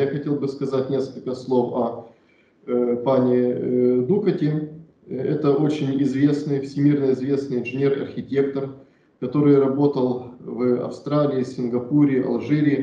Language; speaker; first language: Russian; native; Russian